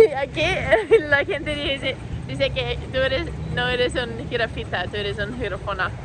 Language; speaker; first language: Spanish; non-native, learner; English